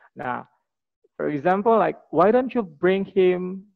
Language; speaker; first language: English; non-native, fluent; Indonesian